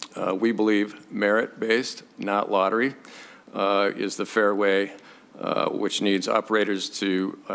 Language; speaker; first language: English; native; English